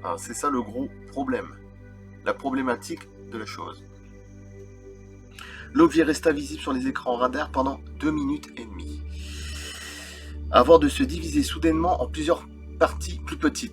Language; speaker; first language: French; native; French